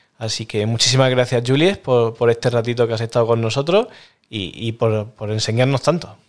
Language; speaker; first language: Spanish; native; Spanish